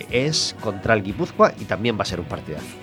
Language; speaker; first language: Spanish; native; Spanish